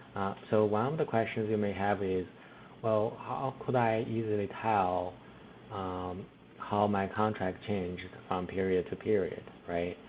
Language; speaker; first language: English; non-native, fluent; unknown